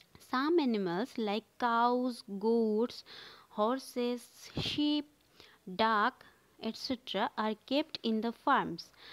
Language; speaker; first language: English; non-native, local second language; Bangla